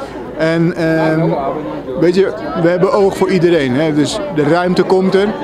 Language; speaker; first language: Dutch; non-native, local second language; Papiamento